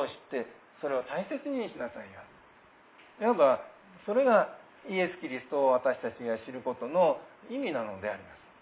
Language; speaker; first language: Japanese; native; Japanese